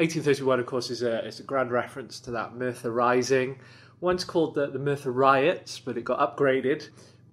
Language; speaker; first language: English; native; English